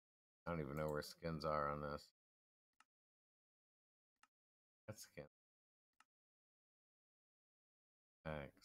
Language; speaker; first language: English; native; English